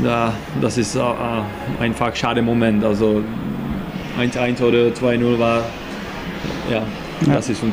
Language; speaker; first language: German; non-native, learner; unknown